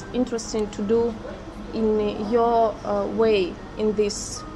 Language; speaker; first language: English; non-native, learner; Russian